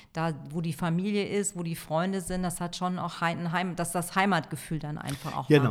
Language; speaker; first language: German; native; German